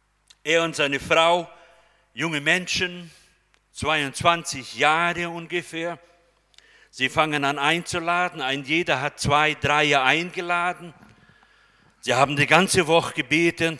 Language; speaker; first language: German; non-native, fluent; Portuguese